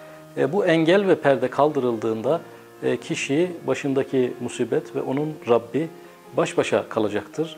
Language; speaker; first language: Turkish; native; Turkish